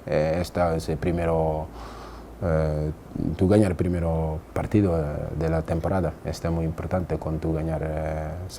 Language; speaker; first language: Spanish; non-native, learner; English